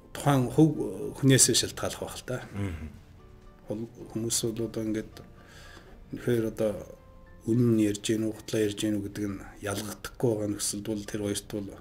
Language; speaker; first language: Mongolian; non-native, local second language; Kazakh